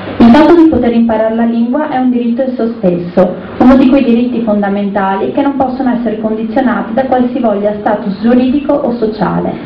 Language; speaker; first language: Italian; native; Italian